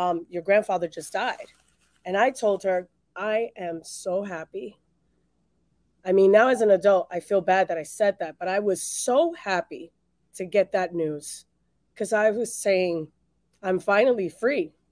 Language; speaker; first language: English; early bilingual, other home language; Spanish